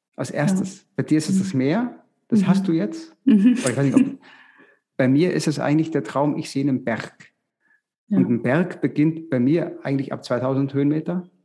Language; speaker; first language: German; native; German